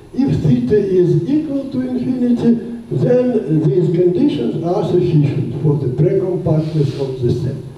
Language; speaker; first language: English; non-native, fluent; Russian